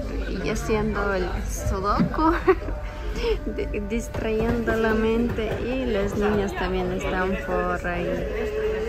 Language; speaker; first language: Spanish; non-native, fluent; Ukrainian